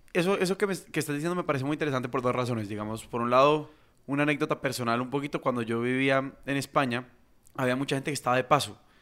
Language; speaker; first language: Spanish; native; Spanish